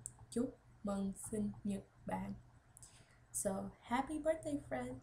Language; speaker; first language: Vietnamese; early bilingual, heritage; Vietnamese